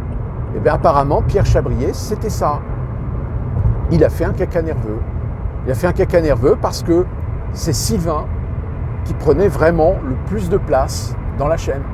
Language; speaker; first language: French; native; French